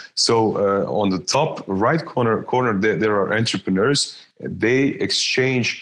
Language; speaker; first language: English; non-native, fluent; Croatian